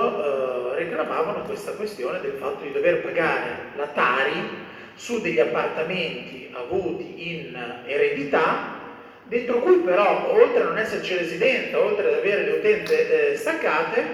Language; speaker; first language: Italian; native; Italian